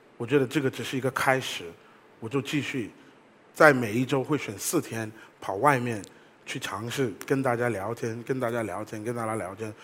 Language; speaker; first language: Chinese; non-native, fluent; English